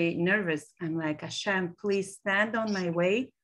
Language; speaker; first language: English; non-native, fluent; Hebrew